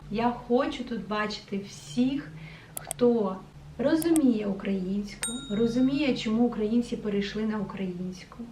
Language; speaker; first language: Ukrainian; non-native, local second language; Russian